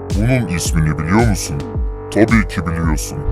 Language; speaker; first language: Turkish; native; Turkish